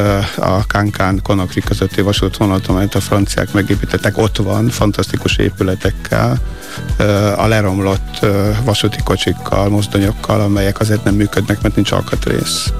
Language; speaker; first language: Hungarian; native; Hungarian